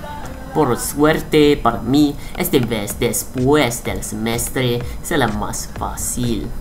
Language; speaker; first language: Spanish; non-native, learner; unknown